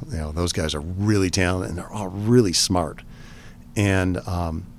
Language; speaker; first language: English; native; English